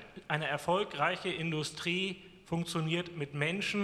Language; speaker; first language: German; native; German